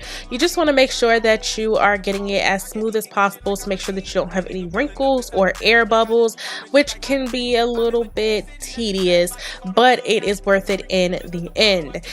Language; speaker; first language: English; native; English